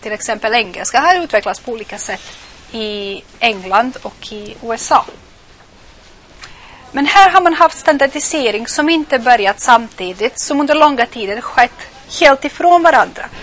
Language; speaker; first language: Swedish; non-native, fluent; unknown